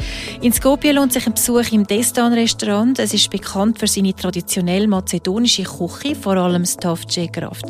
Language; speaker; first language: German; native; German